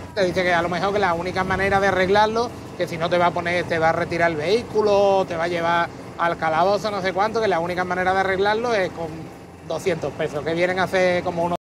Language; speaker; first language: Spanish; native; Spanish